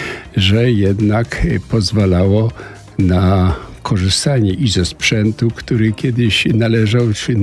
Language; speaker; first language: Polish; native; Polish